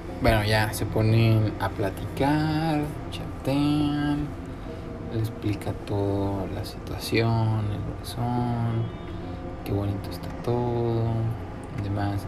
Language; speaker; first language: Spanish; native; Spanish